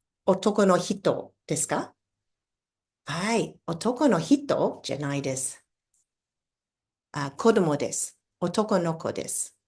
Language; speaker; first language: Japanese; non-native, fluent; English